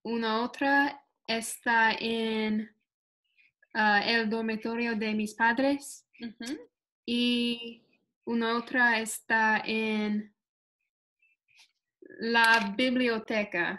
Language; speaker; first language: Spanish; non-native, learner; English